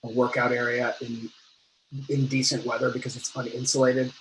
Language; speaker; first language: English; native; English